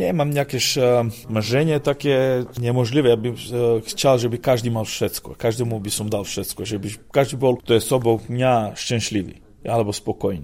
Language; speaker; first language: Polish; non-native, fluent; Serbian